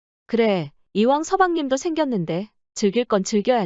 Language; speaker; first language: Korean; native; Korean